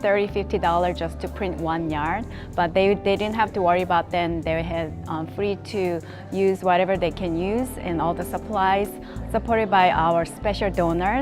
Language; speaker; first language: English; non-native, fluent; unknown